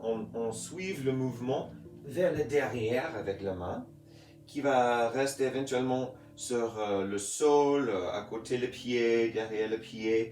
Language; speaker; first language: French; non-native, fluent; English